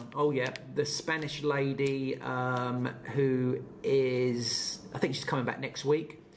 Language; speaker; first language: English; native; English